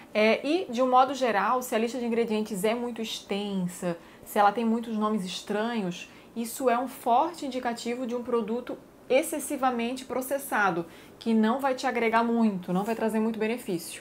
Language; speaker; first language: Portuguese; native; Portuguese